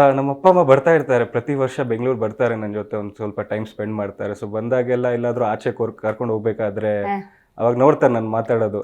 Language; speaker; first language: Kannada; non-native, fluent; Odia